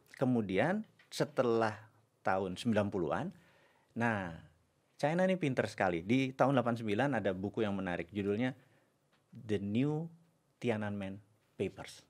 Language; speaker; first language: Indonesian; native; Indonesian